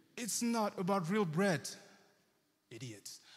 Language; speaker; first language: English; early bilingual, heritage; German